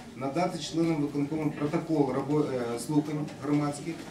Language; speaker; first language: Ukrainian; non-native, local second language; Russian